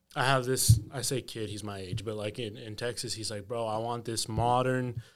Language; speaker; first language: English; native; English